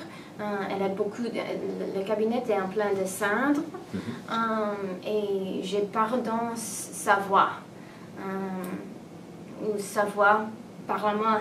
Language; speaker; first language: French; non-native, learner; English